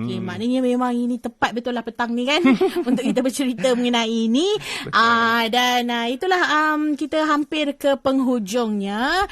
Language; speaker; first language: Malay; native; Malay